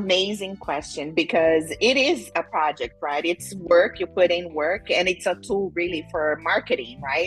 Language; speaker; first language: English; non-native, fluent; Portuguese